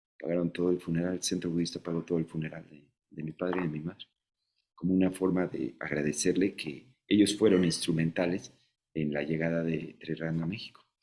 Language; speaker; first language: Spanish; native; Spanish